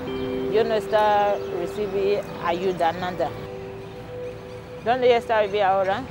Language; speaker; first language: Spanish; non-native, learner; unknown